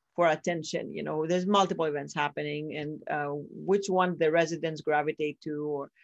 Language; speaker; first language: English; non-native, fluent; Greek